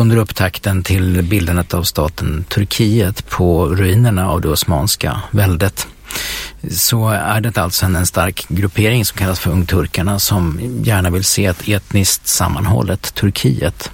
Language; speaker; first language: Swedish; native; Swedish